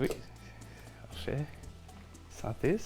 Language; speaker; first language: French; native; French